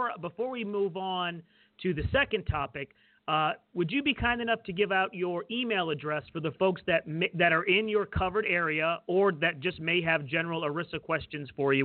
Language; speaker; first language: English; native; English